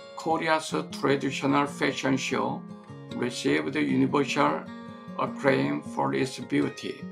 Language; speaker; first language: English; non-native, fluent; Korean